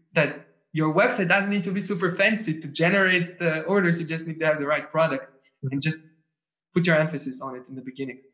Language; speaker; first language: English; non-native, fluent; Russian